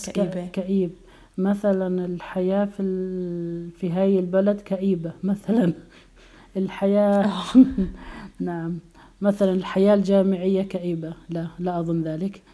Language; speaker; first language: Arabic; native; Arabic